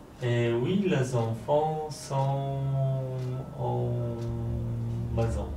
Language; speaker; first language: French; non-native, learner; Polish